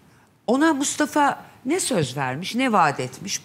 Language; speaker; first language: Turkish; native; Turkish